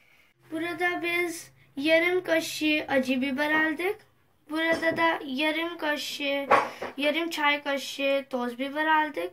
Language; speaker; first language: Turkish; non-native, learner; Urdu